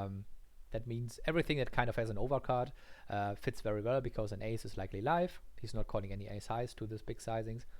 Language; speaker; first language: English; non-native, fluent; German